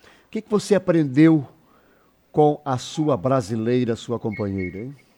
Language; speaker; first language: Portuguese; native; Portuguese